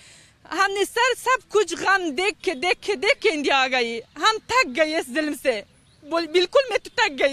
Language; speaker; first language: Hindi; non-native, learner; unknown